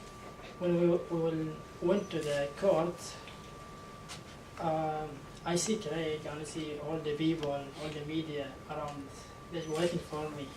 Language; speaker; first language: English; non-native, learner; Arabic